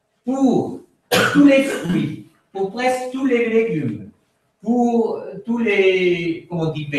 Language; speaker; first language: French; non-native, fluent; Swiss German